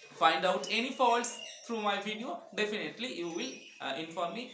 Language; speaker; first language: English; non-native, learner; Bangla